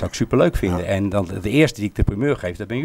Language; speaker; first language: Dutch; native; Dutch